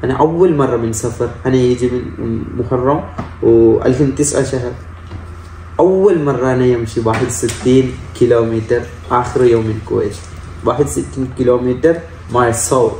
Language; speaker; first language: Arabic; non-native, learner; Malayalam